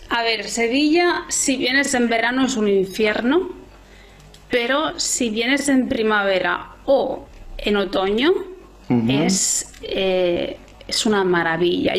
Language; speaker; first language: Spanish; native; Spanish